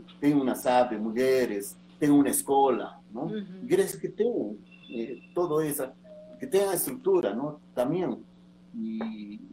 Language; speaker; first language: Portuguese; non-native, learner; Spanish